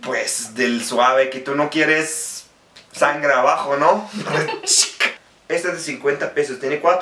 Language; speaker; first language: Spanish; non-native, fluent; Arabic